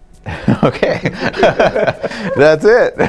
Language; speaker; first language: English; native; English